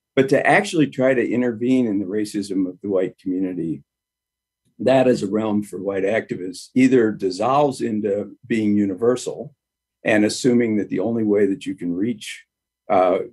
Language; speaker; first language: English; native; English